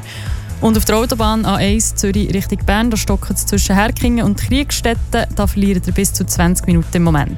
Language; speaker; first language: German; native; German